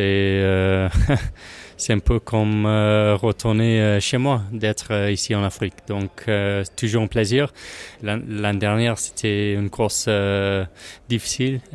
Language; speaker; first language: French; non-native, learner; English